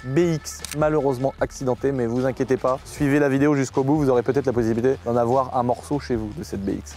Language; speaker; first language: French; native; French